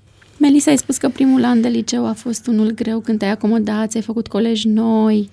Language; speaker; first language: Romanian; native; Romanian